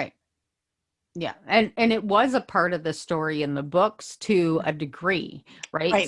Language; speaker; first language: English; native; English